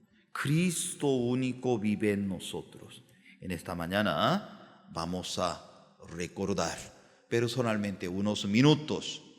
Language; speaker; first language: Spanish; non-native, learner; Korean